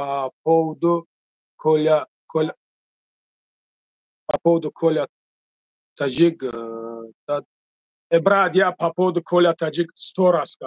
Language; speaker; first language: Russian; non-native, local second language; Tajik